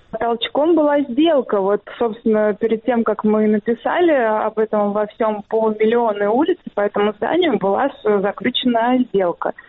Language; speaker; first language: Russian; native; Russian